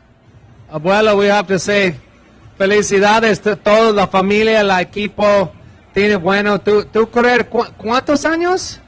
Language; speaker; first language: Spanish; non-native, learner; English